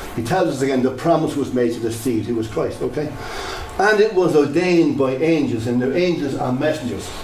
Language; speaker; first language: English; native; English